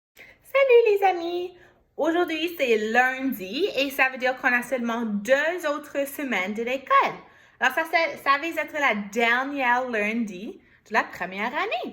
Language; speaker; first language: French; non-native, fluent; English